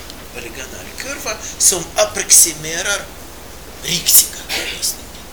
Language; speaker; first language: Swedish; non-native, fluent; Russian